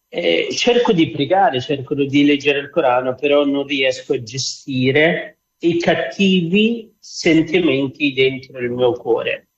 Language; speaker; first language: Italian; non-native, fluent; Arabic